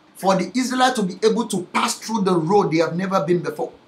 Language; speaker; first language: English; non-native, local second language; Yoruba